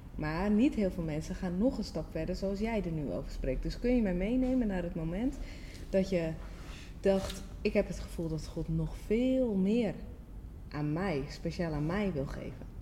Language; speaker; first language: Dutch; native; Dutch